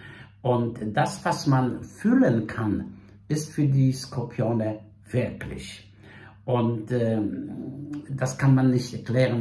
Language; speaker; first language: German; non-native, fluent; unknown